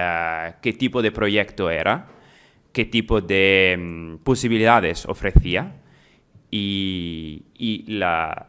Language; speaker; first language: Spanish; non-native, fluent; Italian